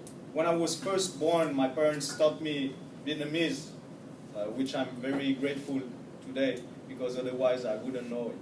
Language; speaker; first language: English; non-native, fluent; French